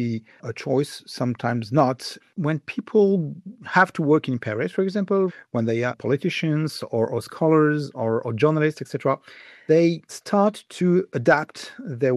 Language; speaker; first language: English; non-native, fluent; French